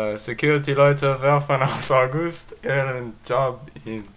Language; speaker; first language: German; non-native, learner; English